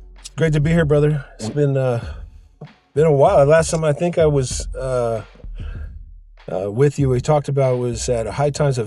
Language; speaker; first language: English; native; English